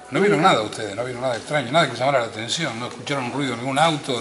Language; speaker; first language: Spanish; native; Spanish